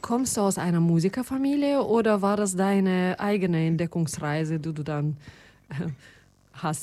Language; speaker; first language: German; non-native, fluent; Russian